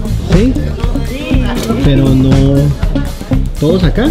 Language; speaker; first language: Spanish; native; Spanish